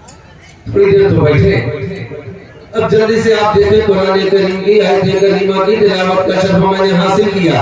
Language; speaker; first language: Urdu; native; Urdu